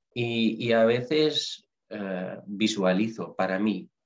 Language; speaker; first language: Spanish; non-native, fluent; Dutch